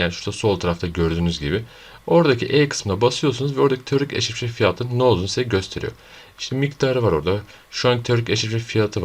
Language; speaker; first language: Turkish; native; Turkish